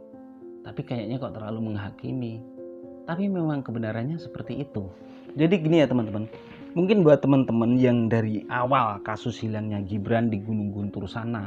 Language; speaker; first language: Indonesian; native; Indonesian